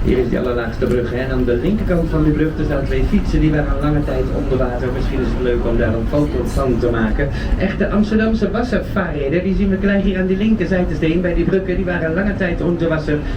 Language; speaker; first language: Dutch; native; Dutch